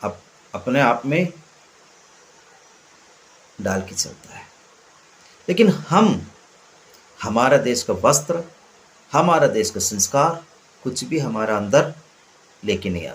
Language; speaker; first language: Hindi; non-native, local second language; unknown